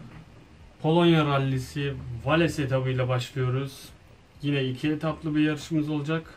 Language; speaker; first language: Turkish; native; Turkish